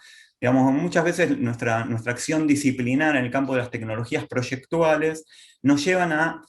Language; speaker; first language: Spanish; native; Spanish